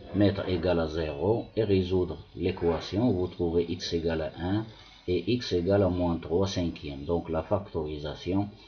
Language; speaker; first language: French; non-native, local second language; Arabic